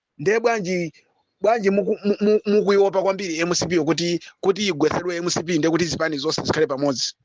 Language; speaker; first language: Nyanja; native; Nyanja